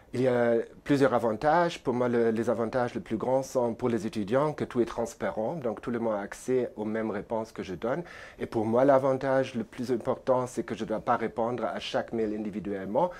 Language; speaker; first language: French; non-native, fluent; German